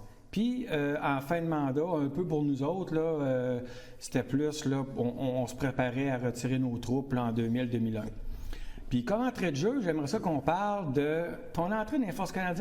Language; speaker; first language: French; native; French